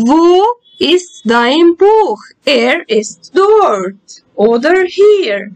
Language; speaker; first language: German; non-native, fluent; Arabic